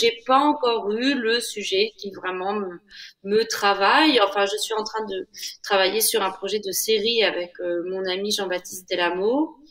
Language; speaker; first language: French; native; French